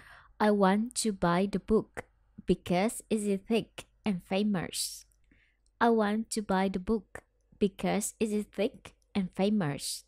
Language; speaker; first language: English; non-native, learner; Vietnamese